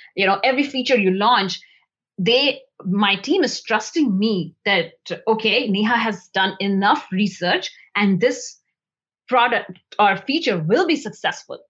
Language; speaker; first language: English; non-native, local second language; Hindi